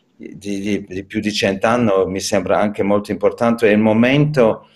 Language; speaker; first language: Italian; non-native, learner; English